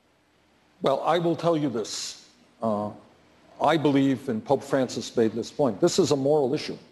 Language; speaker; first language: English; native; English